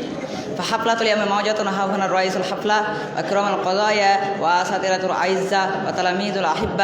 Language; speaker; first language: Arabic; non-native, learner; Bangla